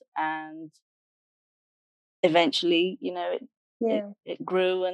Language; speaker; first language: English; native; English